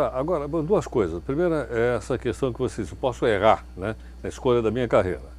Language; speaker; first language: Portuguese; native; Portuguese